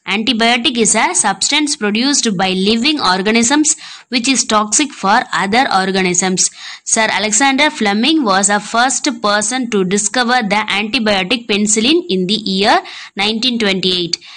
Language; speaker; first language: English; non-native, local second language; Tamil